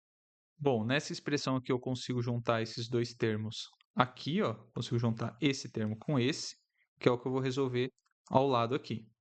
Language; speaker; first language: Portuguese; native; Portuguese